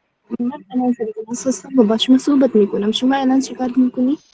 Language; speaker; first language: Persian; non-native, learner; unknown